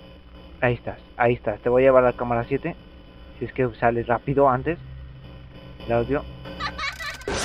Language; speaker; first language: Spanish; native; Spanish